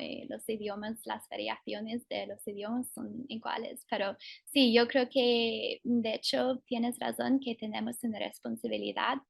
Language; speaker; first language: Spanish; non-native, fluent; English